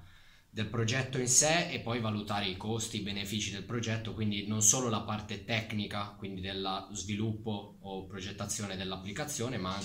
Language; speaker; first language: Italian; native; Italian